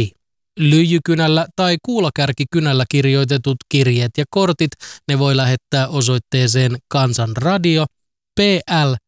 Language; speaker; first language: Finnish; native; Finnish